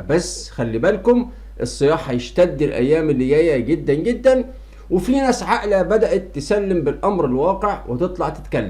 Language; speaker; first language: Arabic; native; Arabic